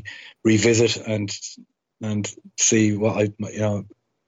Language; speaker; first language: English; native; English